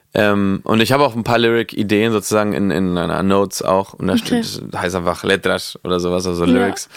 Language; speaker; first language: German; non-native, fluent; Spanish